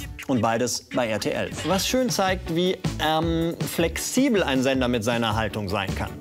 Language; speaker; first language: German; native; German